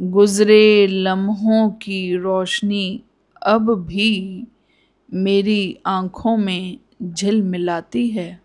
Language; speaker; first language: Hindi; non-native, local second language; Punjabi